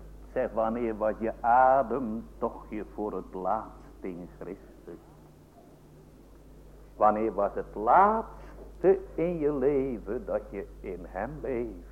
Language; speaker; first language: Dutch; native; Dutch